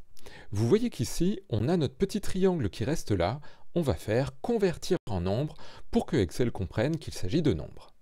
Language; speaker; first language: French; native; French